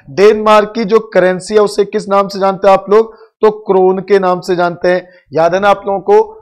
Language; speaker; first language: Hindi; native; Hindi